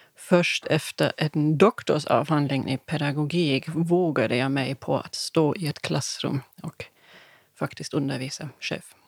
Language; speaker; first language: Swedish; non-native, fluent; German